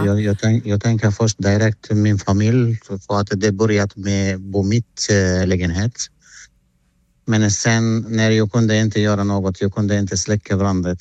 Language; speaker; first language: Swedish; non-native, learner; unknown